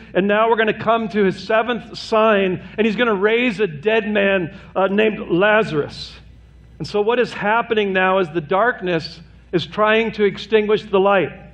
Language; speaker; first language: English; native; English